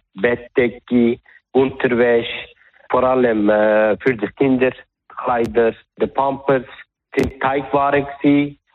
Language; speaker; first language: Swiss German; early bilingual, other home language; German